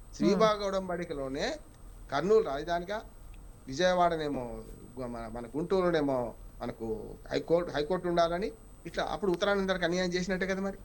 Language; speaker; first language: Telugu; native; Telugu